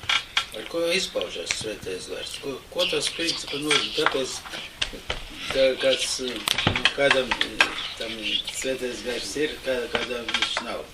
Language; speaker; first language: Latvian; non-native, local second language; Russian